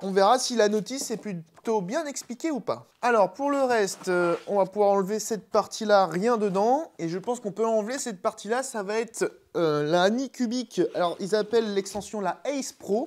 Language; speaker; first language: French; native; French